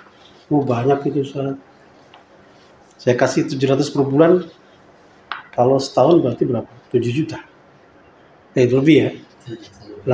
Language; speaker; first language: Indonesian; native; Indonesian